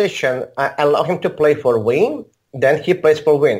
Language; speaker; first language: English; non-native, fluent; Azerbaijani